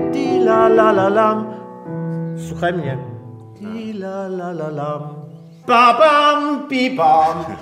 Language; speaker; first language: Polish; non-native, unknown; Armenian